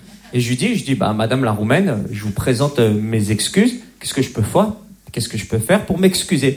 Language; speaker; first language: French; native; French